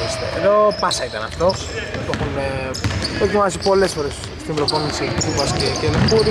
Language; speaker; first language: Greek; native; Greek